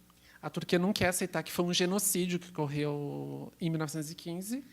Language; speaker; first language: Portuguese; native; Portuguese